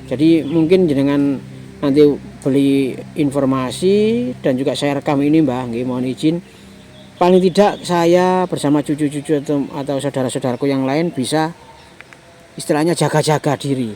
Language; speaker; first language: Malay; non-native, local second language; Javanese